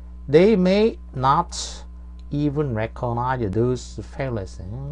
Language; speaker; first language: English; non-native, fluent; Korean